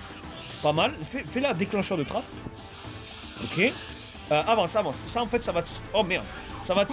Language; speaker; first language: French; native; French